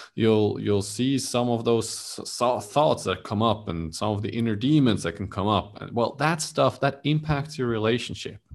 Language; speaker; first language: English; non-native, fluent; German